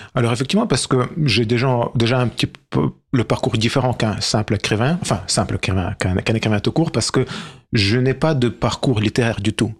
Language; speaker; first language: French; non-native, fluent; Ukrainian